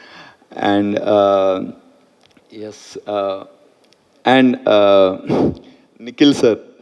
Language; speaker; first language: Tamil; non-native, fluent; Malayalam